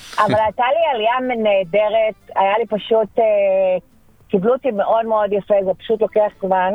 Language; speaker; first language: Hebrew; early bilingual, other home language; French